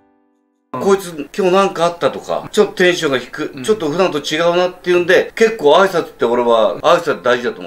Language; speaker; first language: Japanese; native; Japanese